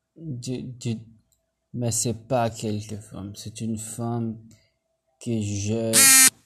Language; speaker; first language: French; non-native, learner; Portuguese